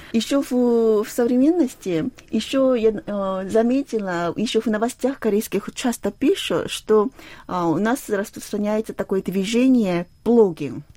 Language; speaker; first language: Russian; non-native, fluent; Korean